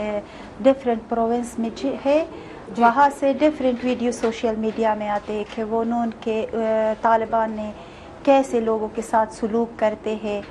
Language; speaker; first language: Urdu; non-native, fluent; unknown